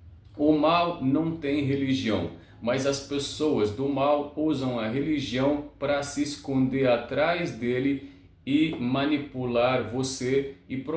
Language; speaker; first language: Portuguese; non-native, learner; Arabic